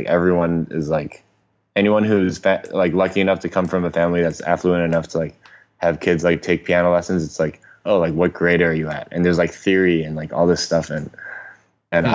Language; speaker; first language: English; non-native, local second language; Cantonese